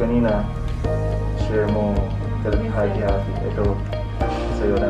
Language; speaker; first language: Filipino; non-native, learner; Arabic